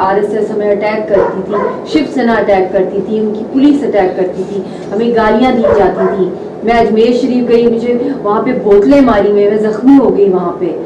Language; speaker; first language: Urdu; native; Urdu